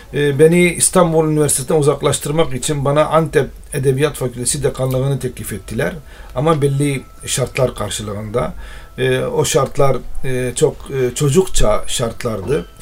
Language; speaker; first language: Turkish; non-native, local second language; Arabic